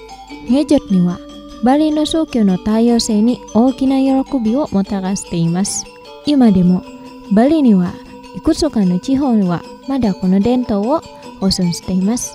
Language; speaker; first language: Japanese; non-native, fluent; Indonesian